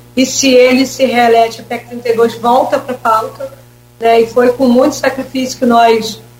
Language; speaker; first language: Portuguese; native; Portuguese